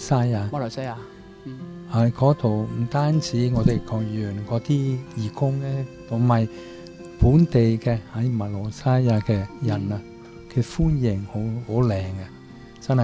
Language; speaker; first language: Cantonese; non-native, fluent; Italian